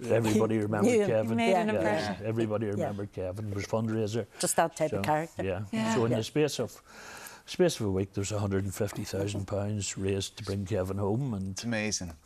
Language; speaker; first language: English; native; English